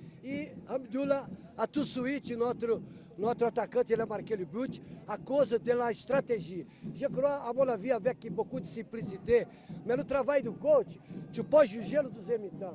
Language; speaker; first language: French; non-native, fluent; Portuguese